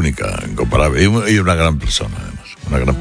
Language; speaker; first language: Spanish; native; Spanish